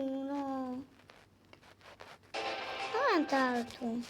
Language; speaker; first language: Romanian; early bilingual, heritage; Romanian